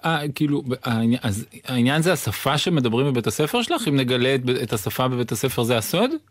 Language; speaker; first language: Hebrew; native; Hebrew